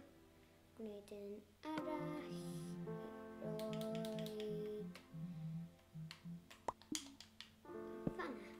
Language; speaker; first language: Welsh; non-native, local second language; English